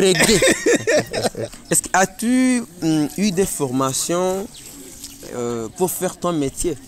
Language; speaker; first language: French; non-native, learner; Rundi